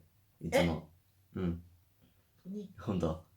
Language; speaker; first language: Japanese; non-native, learner; Spanish